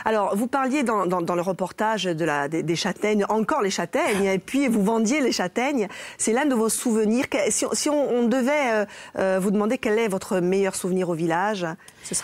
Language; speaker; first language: French; native; French